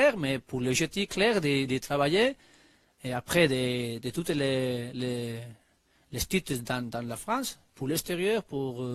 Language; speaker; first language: French; non-native, learner; Spanish